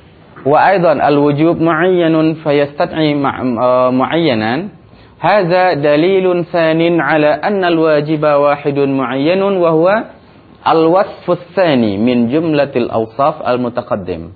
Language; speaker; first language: Arabic; non-native, fluent; Indonesian